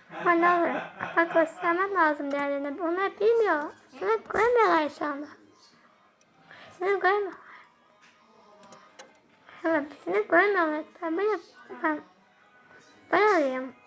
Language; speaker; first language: Turkish; early bilingual, heritage; Turkish